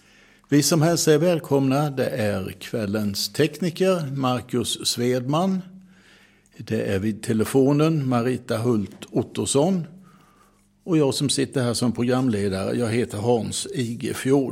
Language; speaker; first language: Swedish; native; Swedish